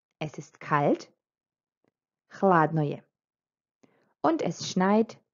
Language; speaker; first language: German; non-native, fluent; Croatian